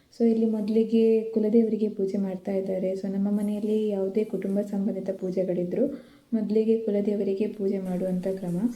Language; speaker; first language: Kannada; non-native, local second language; Tulu